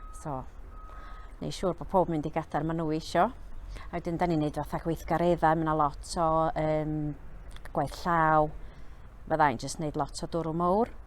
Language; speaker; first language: Welsh; native; Welsh